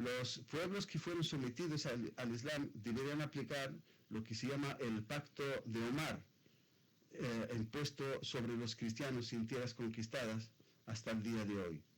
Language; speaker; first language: Spanish; non-native, fluent; Arabic